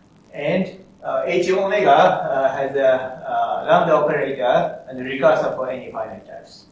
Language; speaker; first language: English; non-native, fluent; Japanese